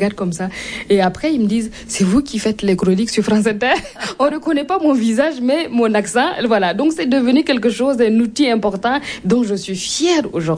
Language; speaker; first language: French; non-native, local second language; Mossi